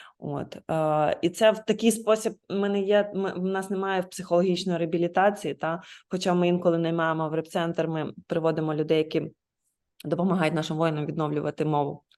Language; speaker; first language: Ukrainian; native; Ukrainian